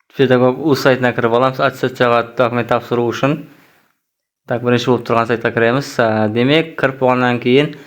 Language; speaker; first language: Uzbek; non-native, local second language; Kara-Kalpak